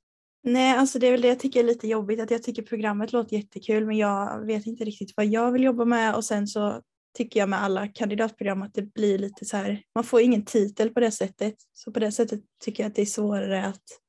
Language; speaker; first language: Swedish; native; Swedish